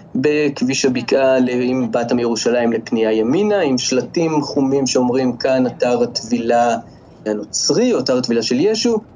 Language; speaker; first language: Hebrew; native; Hebrew